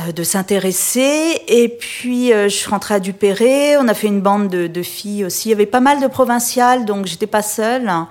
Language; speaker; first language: French; native; French